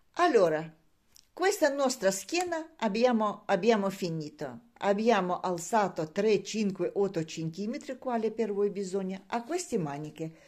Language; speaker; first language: Italian; non-native, learner; Russian